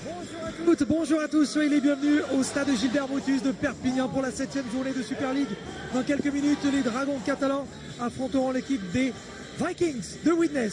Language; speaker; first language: French; native; French